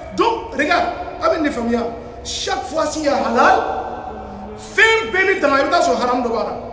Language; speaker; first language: French; non-native, local second language; Bambara